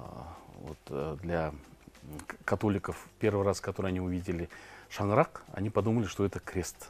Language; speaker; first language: Russian; native; Russian